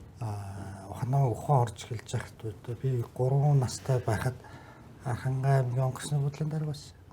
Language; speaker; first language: Mongolian; native; Mongolian